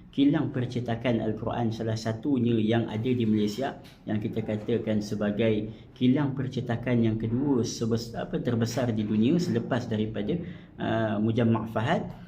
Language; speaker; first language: Malay; native; Malay